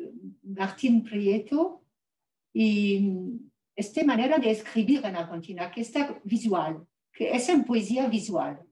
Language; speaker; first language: Spanish; non-native, learner; French